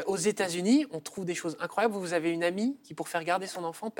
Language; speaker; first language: French; native; French